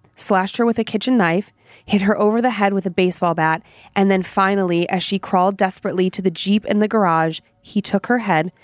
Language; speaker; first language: English; native; English